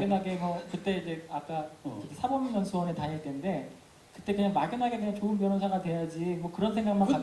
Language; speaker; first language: Korean; native; Korean